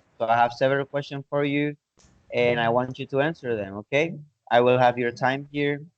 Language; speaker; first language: English; non-native, fluent; Spanish